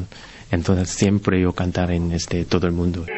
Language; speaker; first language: Spanish; non-native, learner; Korean